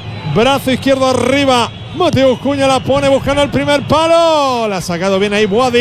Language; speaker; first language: Spanish; native; Spanish